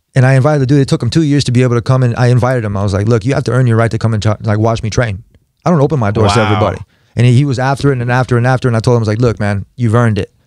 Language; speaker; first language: English; native; English